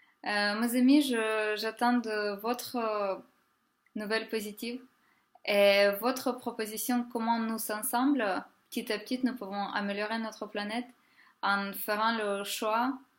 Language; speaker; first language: French; non-native, fluent; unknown